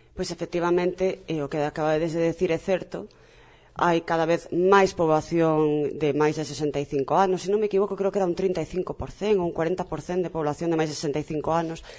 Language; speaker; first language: Galician; non-native, local second language; Spanish